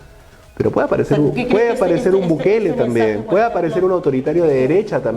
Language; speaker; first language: Spanish; native; Spanish